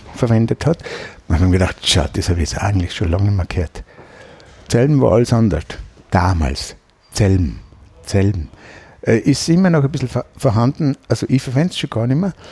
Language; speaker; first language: German; native; German